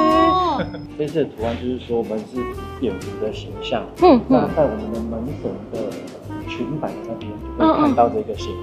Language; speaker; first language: Chinese; native; Chinese